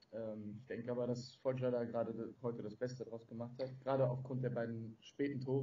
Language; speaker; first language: German; native; German